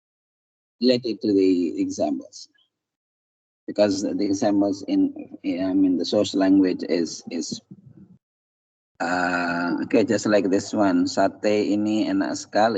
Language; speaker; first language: English; non-native, fluent; Indonesian